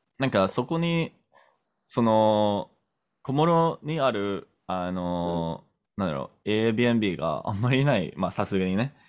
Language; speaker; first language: Japanese; non-native, fluent; English